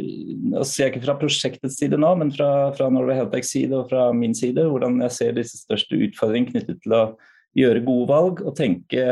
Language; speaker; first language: Norwegian; native; Norwegian